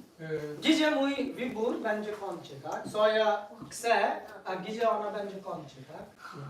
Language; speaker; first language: Polish; non-native, learner; Hindi